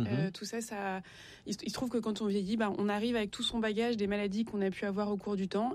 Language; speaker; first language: French; native; French